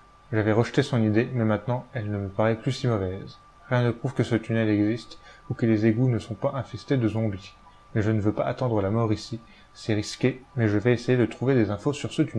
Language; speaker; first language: French; native; French